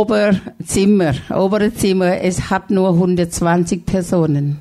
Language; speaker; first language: German; non-native, fluent; Thai